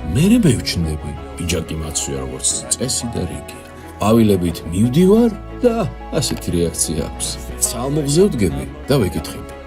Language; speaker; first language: Georgian; non-native, local second language; Abkhazian